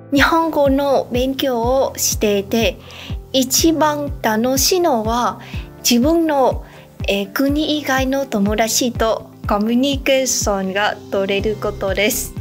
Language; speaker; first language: Japanese; non-native, learner; Vietnamese